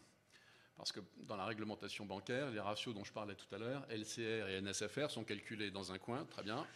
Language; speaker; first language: French; native; French